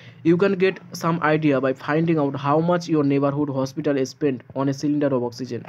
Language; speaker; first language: English; non-native, local second language; Bangla